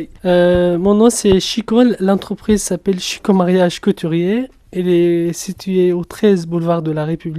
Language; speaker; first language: French; non-native, fluent; Kurdish